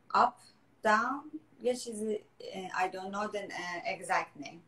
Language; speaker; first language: English; non-native, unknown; Persian